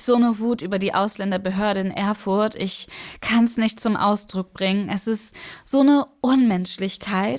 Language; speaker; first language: German; early bilingual, other home language; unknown